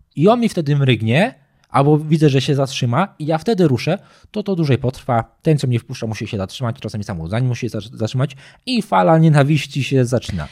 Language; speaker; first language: Polish; native; Polish